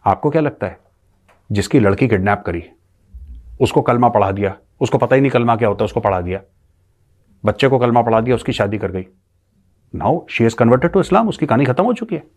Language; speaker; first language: Hindi; native; Hindi